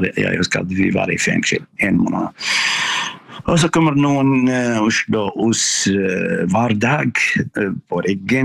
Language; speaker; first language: Norwegian; non-native, learner; Arabic